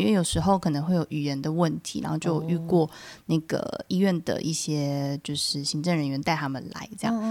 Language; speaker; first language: Chinese; native; Chinese